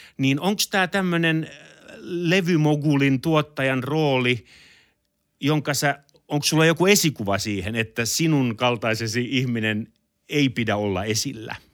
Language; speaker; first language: Finnish; native; Finnish